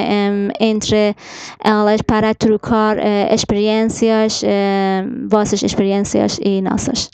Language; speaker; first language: Portuguese; non-native, fluent; Persian